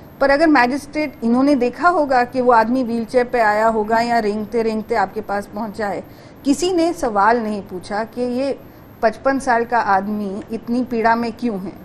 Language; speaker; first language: Hindi; native; Hindi